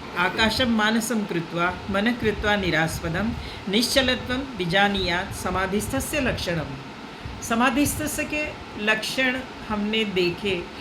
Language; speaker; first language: Hindi; non-native, local second language; Marathi